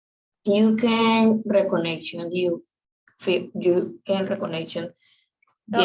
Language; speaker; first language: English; non-native, learner; Spanish